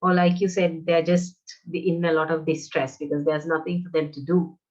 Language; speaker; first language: English; non-native, local second language; Sinhala